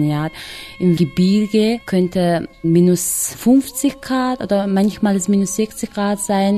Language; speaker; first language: German; non-native, learner; Mongolian